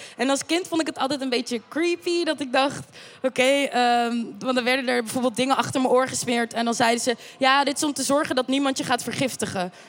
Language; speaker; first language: Dutch; native; Dutch